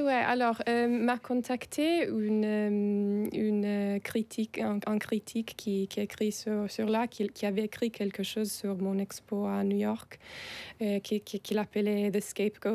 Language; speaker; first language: French; non-native, fluent; Italian